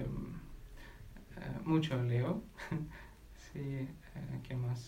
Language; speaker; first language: Spanish; non-native, learner; Ukrainian